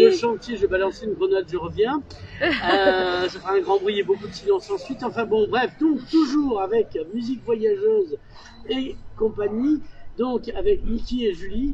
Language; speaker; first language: French; native; French